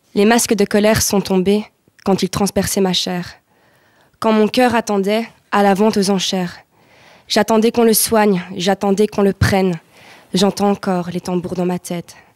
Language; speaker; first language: French; native; French